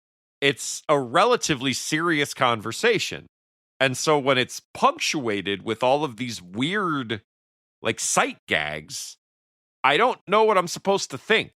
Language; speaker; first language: English; native; English